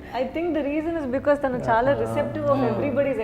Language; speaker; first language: Telugu; non-native, fluent; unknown